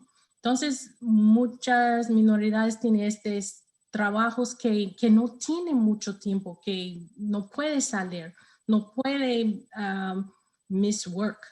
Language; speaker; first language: Spanish; non-native, learner; English